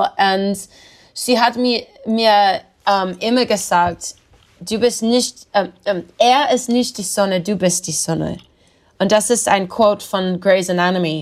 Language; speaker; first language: German; non-native, learner; English